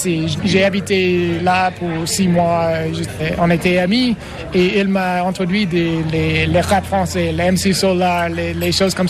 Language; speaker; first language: French; non-native, learner; English